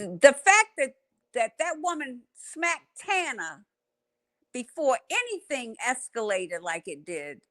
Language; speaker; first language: English; native; English